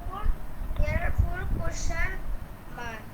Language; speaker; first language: English; non-native, learner; Bangla